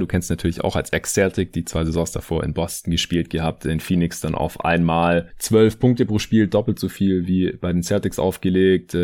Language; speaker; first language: German; native; German